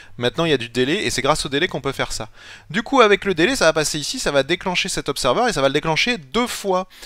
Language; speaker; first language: French; native; French